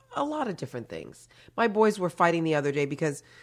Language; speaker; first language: English; early bilingual, other home language; Haitian Creole